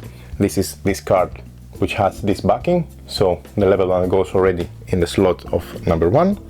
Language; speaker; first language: English; non-native, fluent; Greek